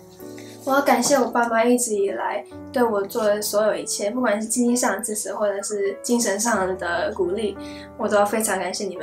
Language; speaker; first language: Chinese; early bilingual, heritage; Chinese